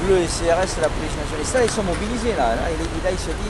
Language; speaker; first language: French; native; French